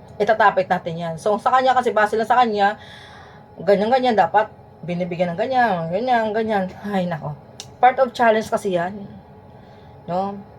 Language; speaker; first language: Filipino; native; Filipino